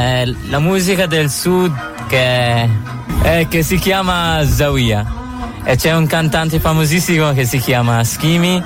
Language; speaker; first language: Italian; non-native, fluent; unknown